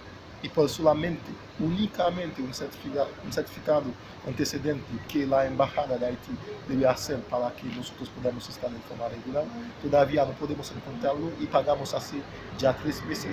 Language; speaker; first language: Spanish; non-native, fluent; Haitian Creole